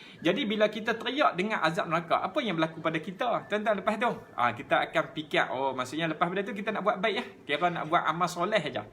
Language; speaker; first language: Malay; native; Malay